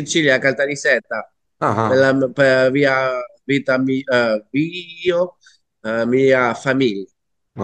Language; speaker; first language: Italian; non-native, learner; Spanish